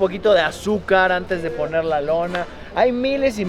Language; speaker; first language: Spanish; native; Spanish